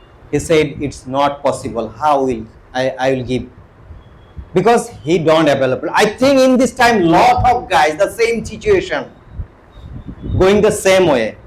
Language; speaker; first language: English; non-native, local second language; Bangla